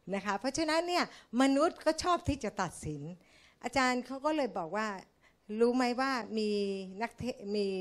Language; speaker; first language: Thai; native; Thai